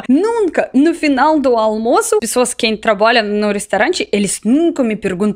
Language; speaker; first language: Portuguese; non-native, learner; Russian